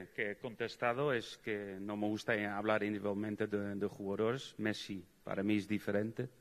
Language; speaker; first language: Spanish; non-native, fluent; Dutch